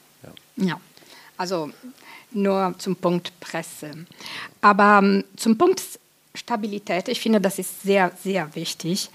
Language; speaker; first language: German; non-native, fluent; Italian